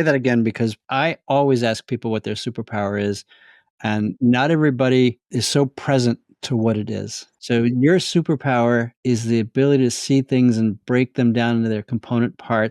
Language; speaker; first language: English; native; English